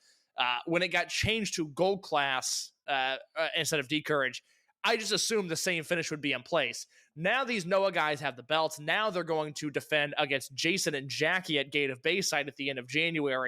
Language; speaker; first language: English; native; English